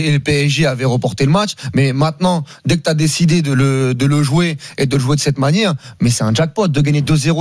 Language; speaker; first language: French; native; French